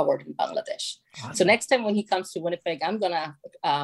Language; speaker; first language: English; non-native, local second language; Bangla